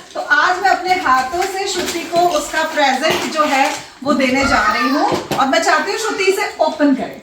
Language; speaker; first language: Hindi; native; Hindi